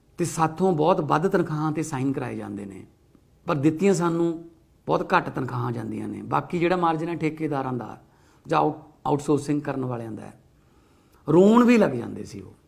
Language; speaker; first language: Punjabi; native; Punjabi